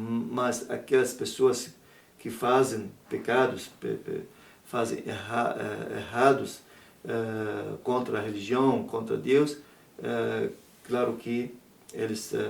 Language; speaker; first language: Portuguese; non-native, learner; Arabic